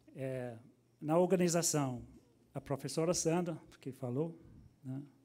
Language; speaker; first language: Portuguese; non-native, fluent; English